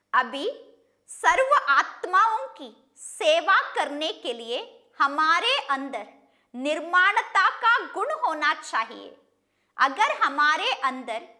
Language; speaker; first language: Hindi; non-native, local second language; Kannada